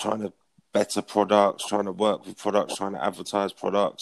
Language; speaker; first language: English; native; English